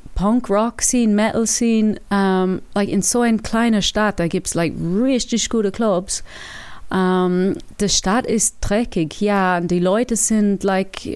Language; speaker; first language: German; non-native, learner; English